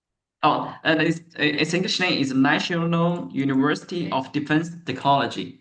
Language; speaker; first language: English; non-native, learner; Chinese